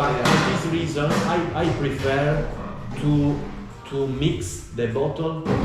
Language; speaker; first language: English; non-native, learner; Italian